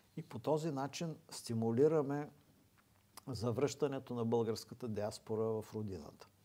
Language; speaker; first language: Bulgarian; native; Bulgarian